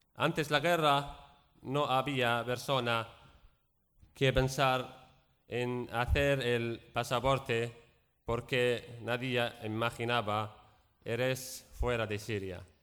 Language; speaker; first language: Spanish; non-native, learner; Arabic